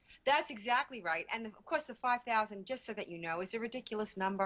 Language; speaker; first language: English; native; English